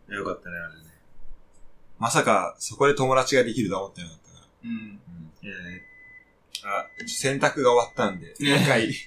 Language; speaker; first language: Japanese; non-native, fluent; French